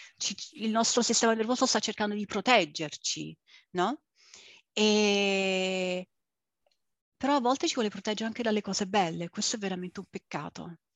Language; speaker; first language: Italian; early bilingual, other home language; English